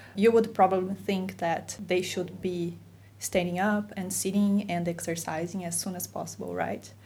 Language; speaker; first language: English; non-native, fluent; Portuguese